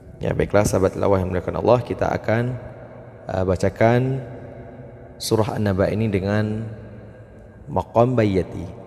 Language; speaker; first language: Malay; native; Malay